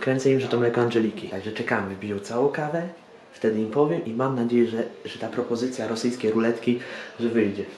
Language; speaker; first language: Polish; native; Polish